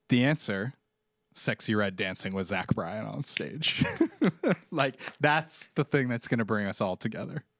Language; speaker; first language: English; native; English